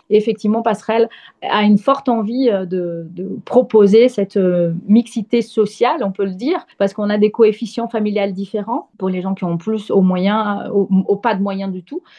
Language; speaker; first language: French; non-native, fluent; Portuguese